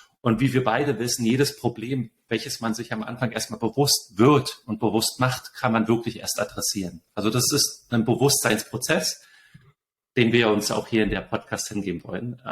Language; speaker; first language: German; native; German